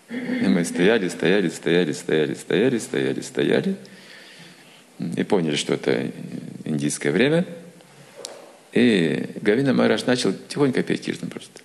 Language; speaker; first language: Russian; native; Russian